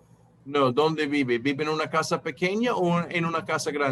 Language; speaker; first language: Spanish; non-native, fluent; English